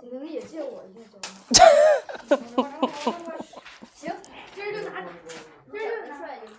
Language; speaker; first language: Chinese; native; Chinese